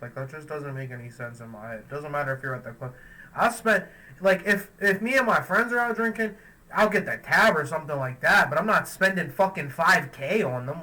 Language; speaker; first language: English; native; English